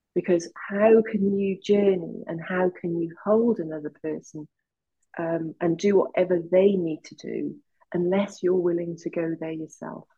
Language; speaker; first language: English; native; English